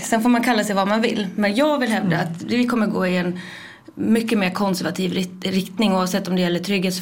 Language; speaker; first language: Swedish; native; Swedish